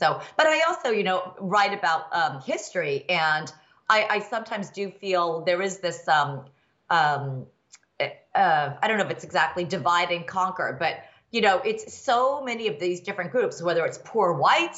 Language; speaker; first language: English; early bilingual, other home language; Chinese